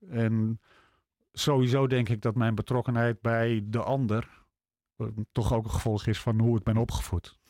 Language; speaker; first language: Dutch; native; Dutch